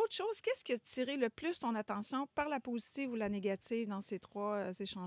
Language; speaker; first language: French; native; French